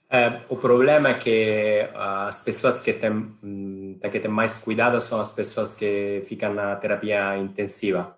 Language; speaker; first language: Portuguese; non-native, fluent; Italian